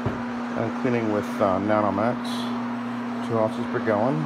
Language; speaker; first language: English; native; English